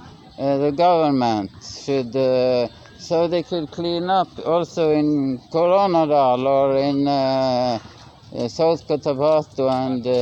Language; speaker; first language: English; non-native, learner; Norwegian